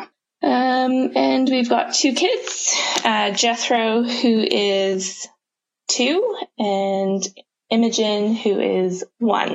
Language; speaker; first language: English; native; English